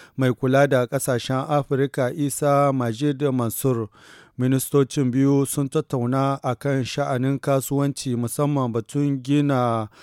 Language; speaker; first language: Hausa; native; Hausa